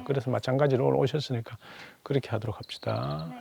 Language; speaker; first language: Korean; native; Korean